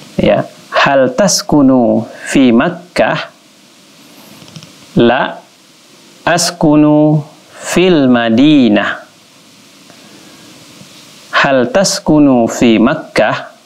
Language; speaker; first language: Arabic; non-native, fluent; Indonesian